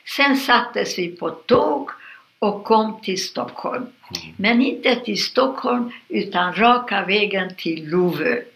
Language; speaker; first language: Swedish; non-native, fluent; Hungarian